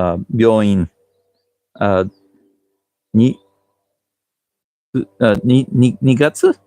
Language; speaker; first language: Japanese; non-native, learner; English